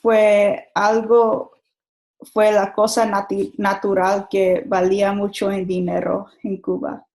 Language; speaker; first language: Spanish; non-native, learner; English